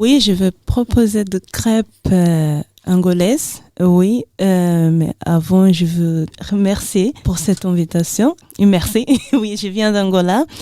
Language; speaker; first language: French; non-native, learner; Portuguese